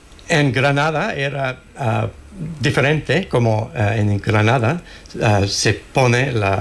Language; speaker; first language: Spanish; non-native, learner; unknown